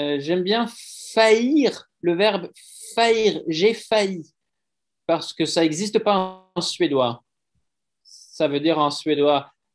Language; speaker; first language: French; non-native, fluent; Swedish